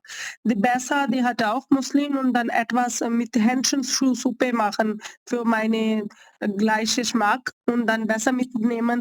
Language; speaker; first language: German; non-native, learner; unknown